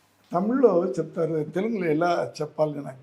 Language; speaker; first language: Telugu; non-native, learner; Tamil